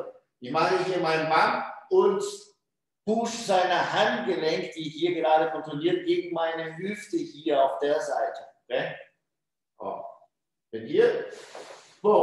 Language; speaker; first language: German; non-native, fluent; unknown